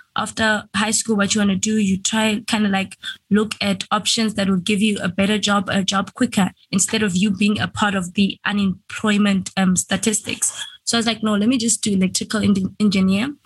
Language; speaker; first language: English; non-native, local second language; Venda